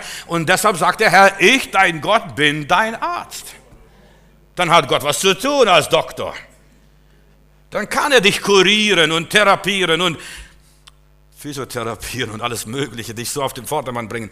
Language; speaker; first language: German; native; German